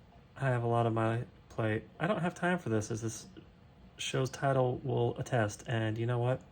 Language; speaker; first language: English; native; English